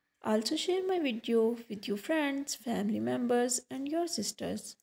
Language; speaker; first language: English; non-native, local second language; Urdu